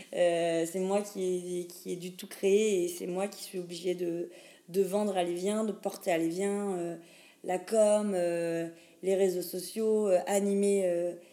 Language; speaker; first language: French; native; French